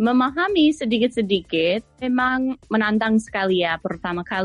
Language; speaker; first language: Indonesian; non-native, fluent; English